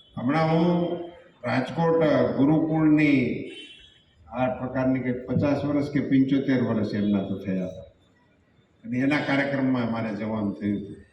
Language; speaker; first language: Gujarati; native; Gujarati